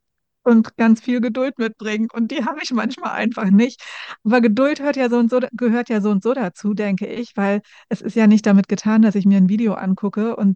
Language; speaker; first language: German; native; German